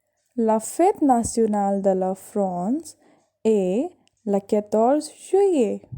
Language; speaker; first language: French; non-native, fluent; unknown